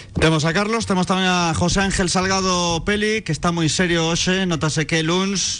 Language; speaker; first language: Galician; native; Galician